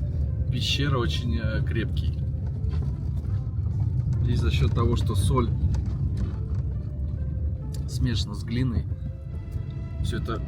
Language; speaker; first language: Russian; native; Russian